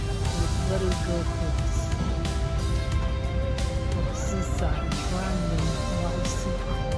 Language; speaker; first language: English; non-native, learner; Khmer